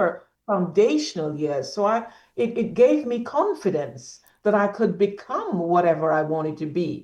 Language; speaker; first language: English; native; English